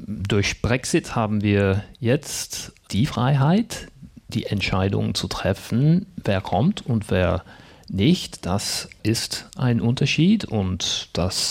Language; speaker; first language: German; non-native, fluent; English